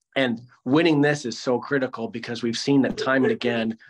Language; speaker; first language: English; native; English